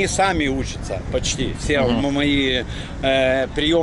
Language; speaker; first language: Russian; non-native, local second language; Lithuanian